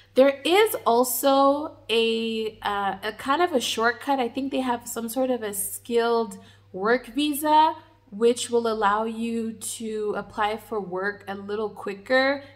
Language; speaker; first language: English; native; English